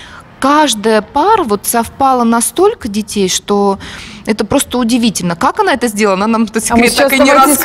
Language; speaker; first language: Russian; native; Russian